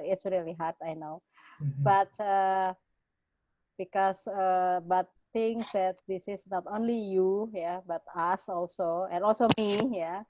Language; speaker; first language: English; non-native, fluent; Indonesian